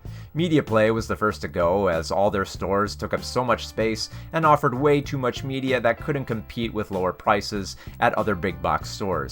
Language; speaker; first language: English; native; English